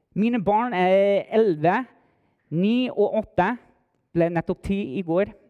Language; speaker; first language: Norwegian; non-native, fluent; English